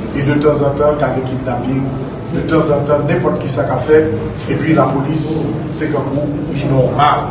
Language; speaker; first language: French; non-native, local second language; Haitian Creole